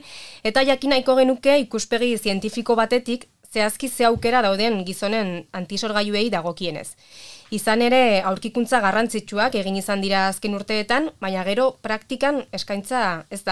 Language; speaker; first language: Basque; native; Basque